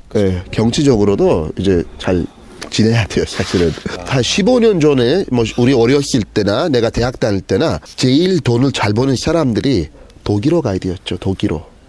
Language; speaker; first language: Korean; non-native, fluent; Turkish